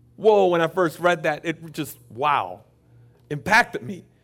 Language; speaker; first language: English; native; English